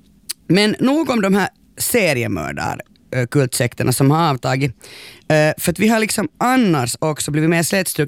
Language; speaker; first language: Swedish; native; Swedish